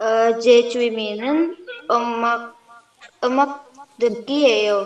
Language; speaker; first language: Korean; non-native, learner; Indonesian